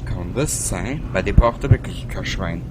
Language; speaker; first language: German; native; German